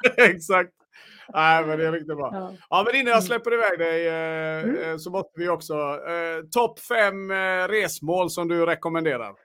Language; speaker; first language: Swedish; native; Swedish